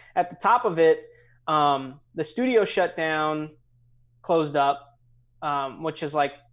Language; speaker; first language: English; native; English